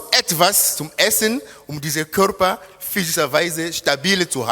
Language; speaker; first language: German; non-native, fluent; Lingala